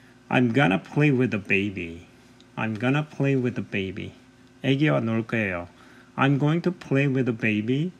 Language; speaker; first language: English; non-native, fluent; Korean